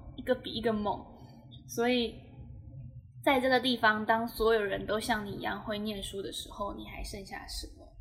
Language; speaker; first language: Chinese; native; Chinese